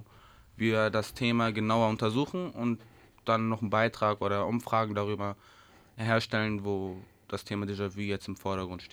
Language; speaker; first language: German; native; German